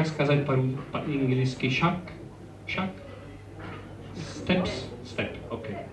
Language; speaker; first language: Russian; non-native, learner; Czech